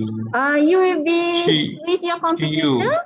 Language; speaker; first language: English; non-native, local second language; Malay